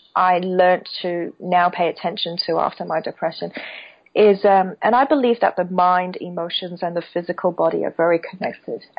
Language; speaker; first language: English; non-native, local second language; Cantonese